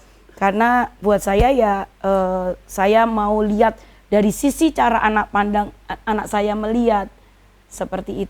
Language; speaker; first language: Indonesian; native; Indonesian